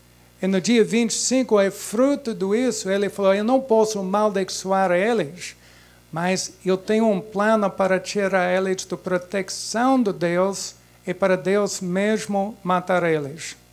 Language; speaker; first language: Portuguese; non-native, fluent; English